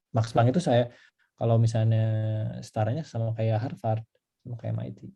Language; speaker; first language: Indonesian; non-native, local second language; Sundanese